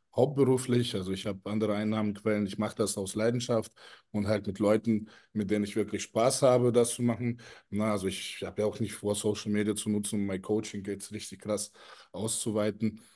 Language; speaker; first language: German; early bilingual, other home language; Russian